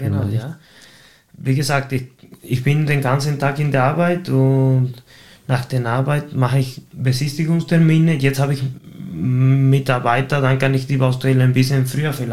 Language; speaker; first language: German; non-native, fluent; Spanish